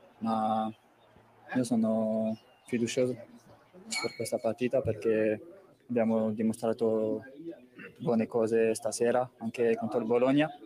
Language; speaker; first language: Italian; non-native, fluent; French